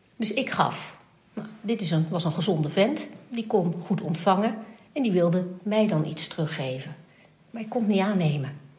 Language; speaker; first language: Dutch; native; Dutch